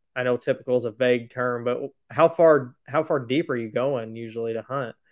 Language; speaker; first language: English; native; English